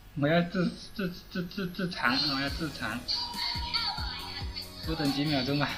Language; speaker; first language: Chinese; native; Chinese